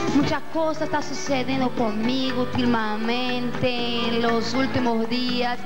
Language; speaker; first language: Spanish; non-native, fluent; Portuguese